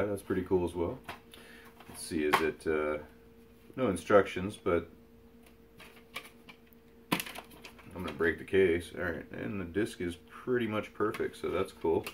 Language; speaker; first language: English; native; English